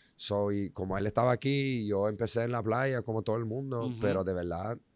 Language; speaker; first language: Spanish; non-native, fluent; Dutch